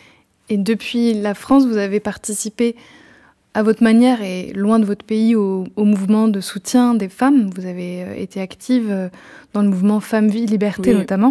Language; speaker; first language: French; native; French